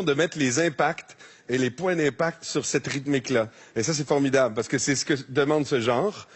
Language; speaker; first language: French; native; French